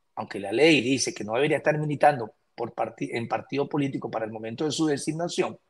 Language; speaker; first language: Spanish; native; Spanish